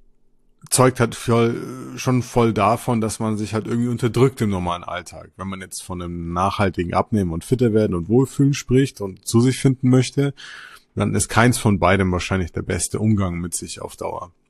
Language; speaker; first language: German; native; German